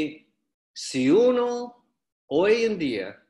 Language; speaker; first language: Spanish; non-native, fluent; English